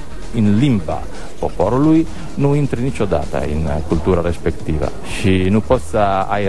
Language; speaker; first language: Romanian; non-native, fluent; Italian